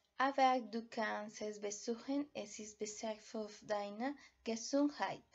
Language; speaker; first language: German; non-native, learner; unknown